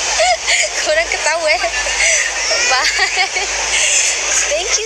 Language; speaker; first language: Indonesian; non-native, local second language; Malay